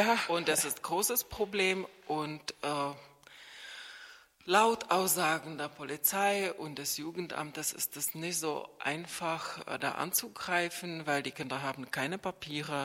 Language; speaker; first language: German; non-native, fluent; Czech